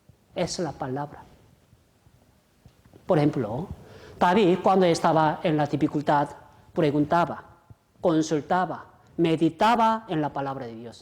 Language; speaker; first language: Spanish; non-native, fluent; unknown